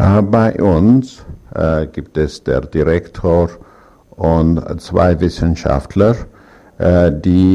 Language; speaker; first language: German; non-native, learner; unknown